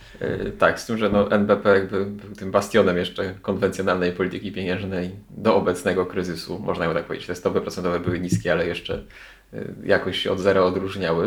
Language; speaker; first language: Polish; native; Polish